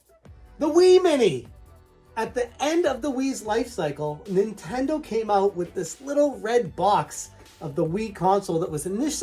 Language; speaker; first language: English; native; English